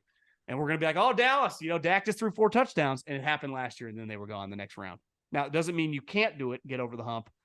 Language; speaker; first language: English; native; English